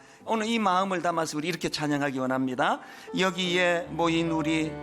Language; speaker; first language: Korean; native; Korean